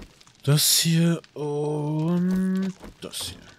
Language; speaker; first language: German; native; German